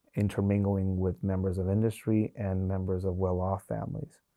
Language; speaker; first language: English; non-native, fluent; Spanish